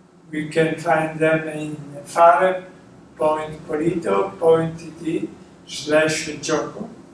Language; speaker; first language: Italian; native; Italian